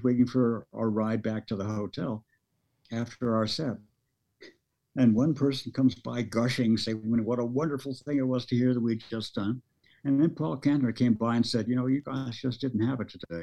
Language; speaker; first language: English; early bilingual, other home language; Norwegian